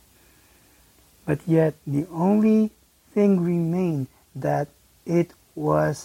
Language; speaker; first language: English; non-native, local second language; Filipino